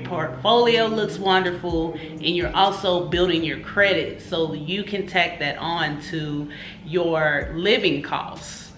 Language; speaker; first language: English; native; English